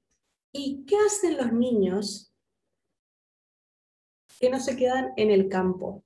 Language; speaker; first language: Spanish; native; Spanish